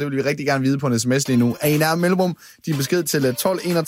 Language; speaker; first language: Danish; native; Danish